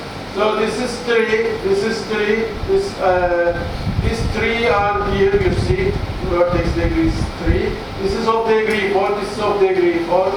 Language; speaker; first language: English; non-native, fluent; Turkish